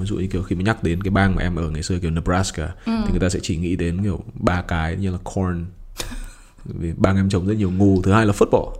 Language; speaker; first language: Vietnamese; native; Vietnamese